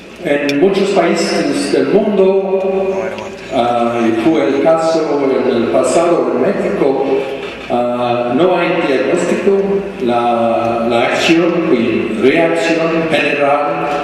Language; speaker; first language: Spanish; non-native, fluent; English